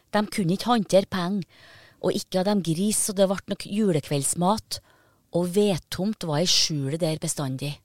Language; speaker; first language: Norwegian; native; Norwegian